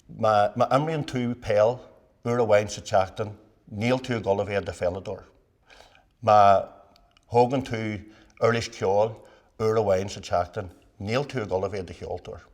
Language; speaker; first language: Irish; non-native, local second language; English